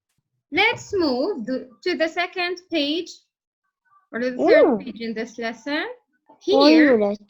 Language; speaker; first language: English; non-native, fluent; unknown